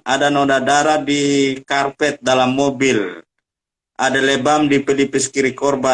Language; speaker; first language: Indonesian; native; Indonesian